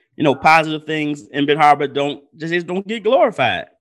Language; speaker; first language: English; native; English